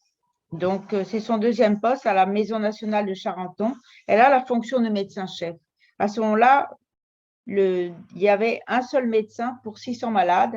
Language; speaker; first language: French; native; French